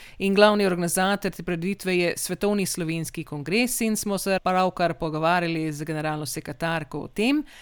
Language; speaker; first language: Slovenian; early bilingual, heritage; Slovenian